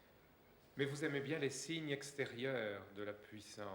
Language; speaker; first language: French; native; French